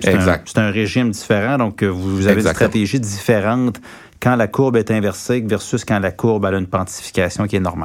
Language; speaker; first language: French; native; French